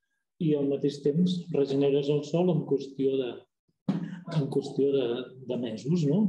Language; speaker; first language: Catalan; native; Catalan